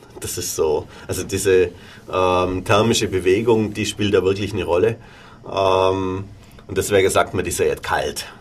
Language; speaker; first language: German; native; German